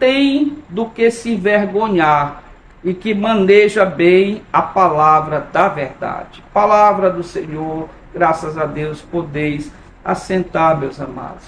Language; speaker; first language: Portuguese; native; Portuguese